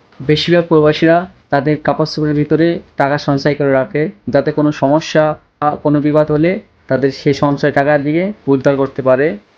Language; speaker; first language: Bangla; native; Bangla